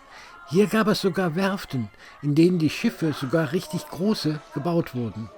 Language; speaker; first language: German; native; German